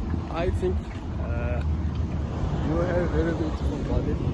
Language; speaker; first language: English; non-native, learner; Turkish